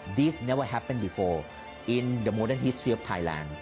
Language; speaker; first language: English; non-native, fluent; Thai